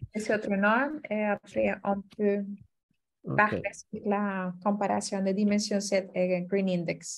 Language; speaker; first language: French; non-native, fluent; Spanish